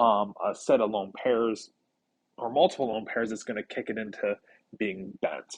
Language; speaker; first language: English; native; English